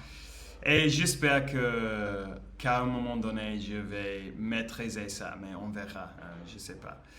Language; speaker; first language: French; non-native, learner; English